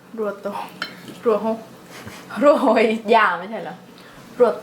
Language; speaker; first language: Finnish; non-native, learner; Thai